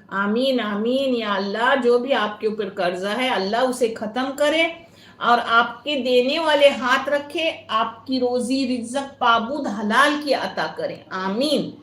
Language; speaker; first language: Hindi; non-native, local second language; Konkani